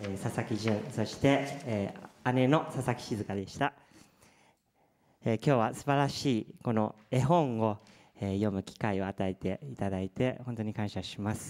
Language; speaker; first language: Japanese; native; Japanese